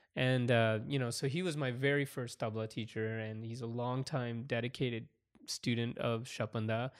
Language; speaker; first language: English; early bilingual, other home language; Hindi